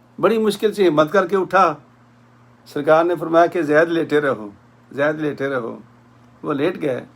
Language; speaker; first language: Urdu; non-native, local second language; Punjabi